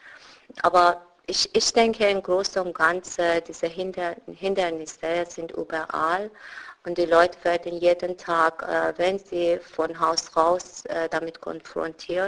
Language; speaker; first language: German; non-native, fluent; Persian